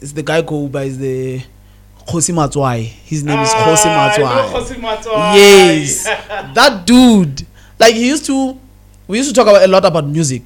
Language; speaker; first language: English; non-native, local second language; Xhosa